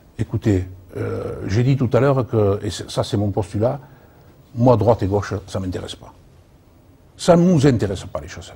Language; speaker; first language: French; native; French